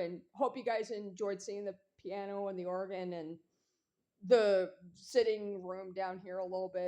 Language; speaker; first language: English; native; English